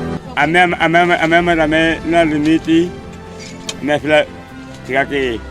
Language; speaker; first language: Portuguese; non-native, local second language; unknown